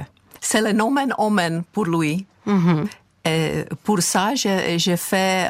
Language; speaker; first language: French; non-native, fluent; Czech